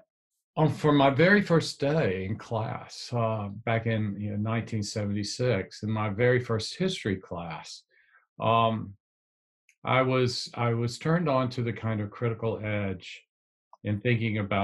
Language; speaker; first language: English; native; English